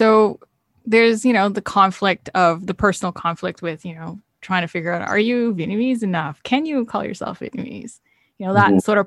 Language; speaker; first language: English; native; English